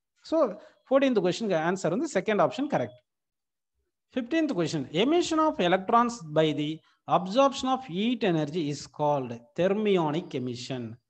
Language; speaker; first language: English; non-native, local second language; Tamil